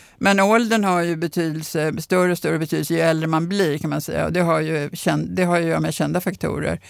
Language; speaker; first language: Swedish; native; Swedish